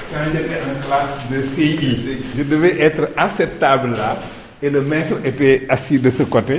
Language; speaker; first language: French; non-native, local second language; Wolof